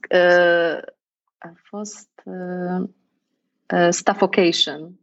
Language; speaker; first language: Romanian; non-native, fluent; Polish